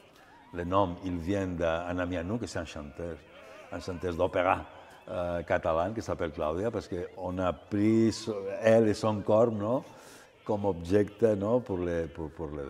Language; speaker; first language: French; non-native, fluent; Catalan